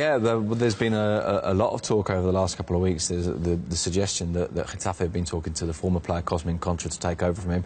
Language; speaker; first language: English; native; English